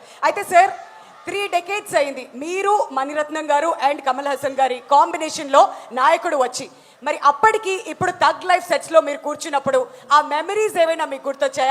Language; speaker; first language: Telugu; native; Telugu